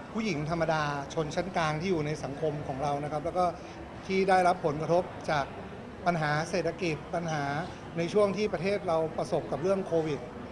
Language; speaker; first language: Thai; native; Thai